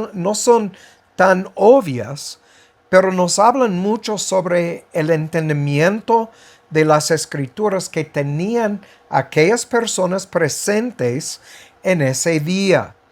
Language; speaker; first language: Spanish; non-native, fluent; English